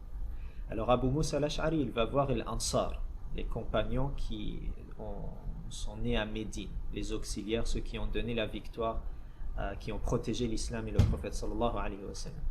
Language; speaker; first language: French; native; French